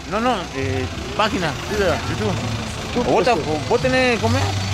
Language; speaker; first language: Spanish; native; Spanish